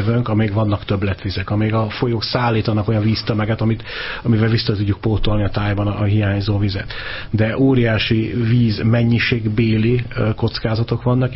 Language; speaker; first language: Hungarian; native; Hungarian